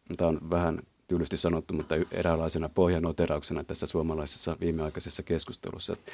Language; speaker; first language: Finnish; native; Finnish